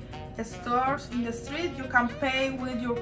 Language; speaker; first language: English; non-native, learner; Spanish